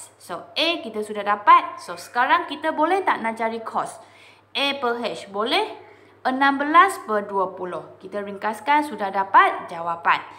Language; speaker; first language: Malay; non-native, local second language; Chinese